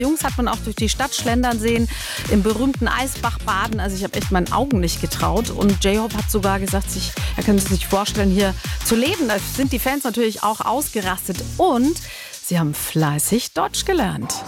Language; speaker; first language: German; native; German